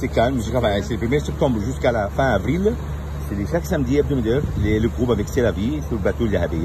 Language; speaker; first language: French; non-native, learner; Arabic